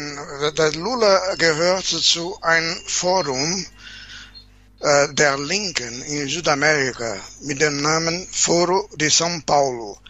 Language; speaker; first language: German; non-native, fluent; Portuguese